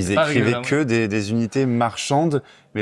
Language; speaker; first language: French; native; French